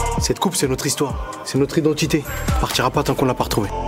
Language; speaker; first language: French; native; French